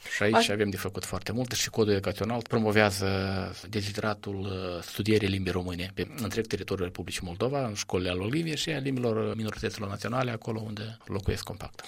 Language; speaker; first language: Romanian; native; Romanian